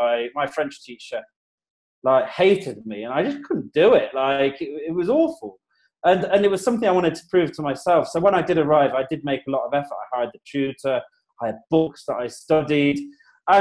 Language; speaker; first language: English; native; English